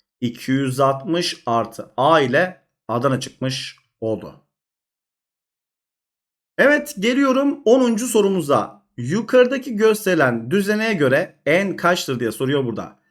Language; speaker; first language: Turkish; native; Turkish